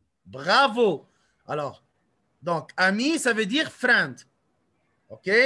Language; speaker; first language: French; non-native, local second language; Arabic